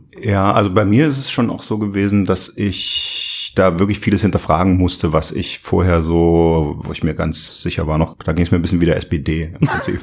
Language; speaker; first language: German; native; German